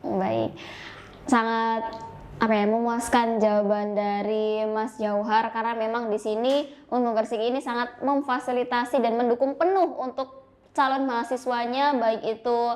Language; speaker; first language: Indonesian; native; Indonesian